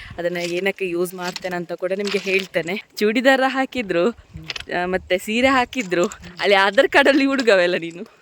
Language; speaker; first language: Kannada; non-native, local second language; Tulu